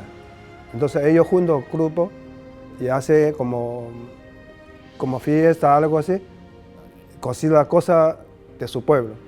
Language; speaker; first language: Spanish; non-native, learner; Chinese